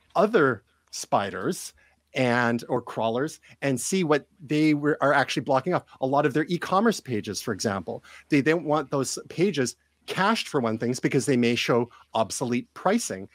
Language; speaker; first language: English; native; English